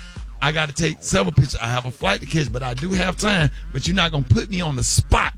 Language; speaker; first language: English; native; English